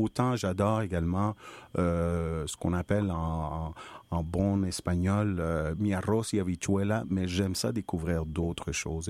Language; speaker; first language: French; non-native, fluent; Spanish